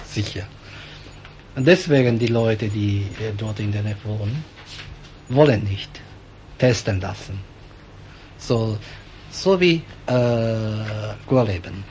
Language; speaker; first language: German; non-native, fluent; Japanese